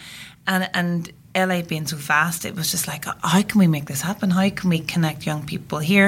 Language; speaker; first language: English; native; English